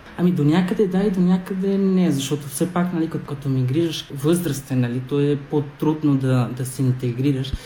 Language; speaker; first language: Bulgarian; non-native, fluent; Spanish